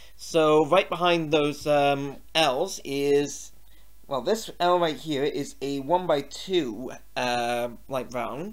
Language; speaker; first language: English; native; English